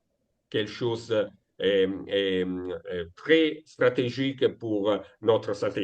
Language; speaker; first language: French; non-native, fluent; Italian